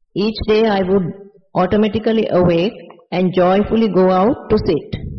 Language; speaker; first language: English; non-native, local second language; Sinhala